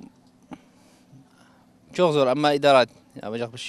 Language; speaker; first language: Turkish; non-native, learner; Arabic